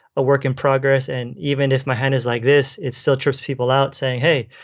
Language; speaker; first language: English; native; English